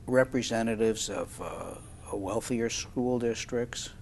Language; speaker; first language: English; native; English